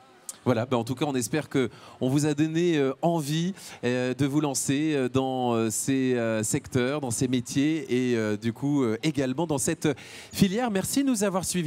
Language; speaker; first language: French; native; French